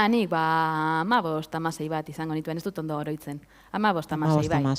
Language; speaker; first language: Basque; native; Basque